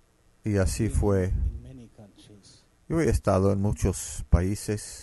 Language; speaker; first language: Spanish; non-native, fluent; Finnish